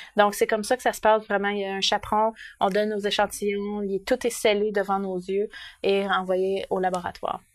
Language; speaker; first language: French; native; French